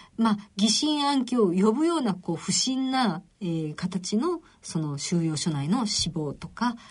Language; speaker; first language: Japanese; native; Japanese